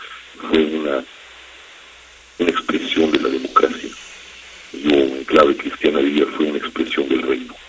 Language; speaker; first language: Spanish; native; Spanish